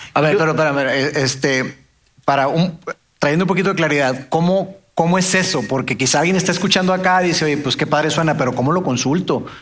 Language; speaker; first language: Spanish; native; Spanish